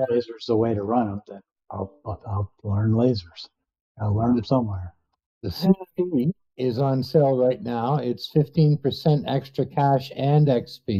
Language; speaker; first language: English; native; English